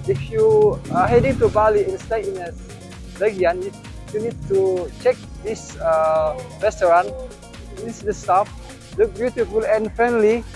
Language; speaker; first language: English; non-native, learner; Indonesian